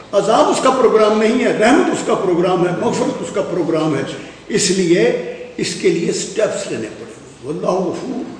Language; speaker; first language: Urdu; non-native, local second language; Punjabi